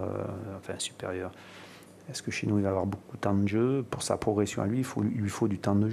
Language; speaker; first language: French; native; French